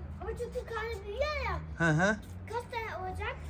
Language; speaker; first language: Turkish; early bilingual, heritage; Turkish